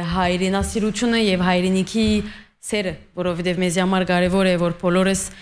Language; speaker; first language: Armenian; early bilingual, heritage; Armenian